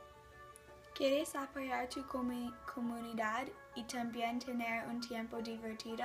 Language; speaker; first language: Spanish; non-native, learner; English